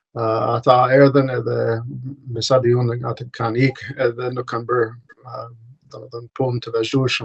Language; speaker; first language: Albanian; non-native, fluent; English